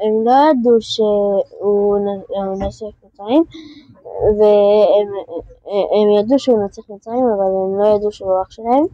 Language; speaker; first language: Hebrew; early bilingual, heritage; French